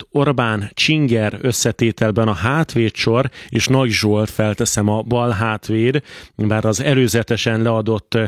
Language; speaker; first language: Hungarian; native; Hungarian